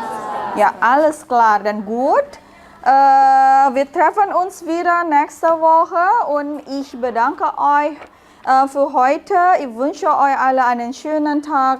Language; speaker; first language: German; non-native, learner; Indonesian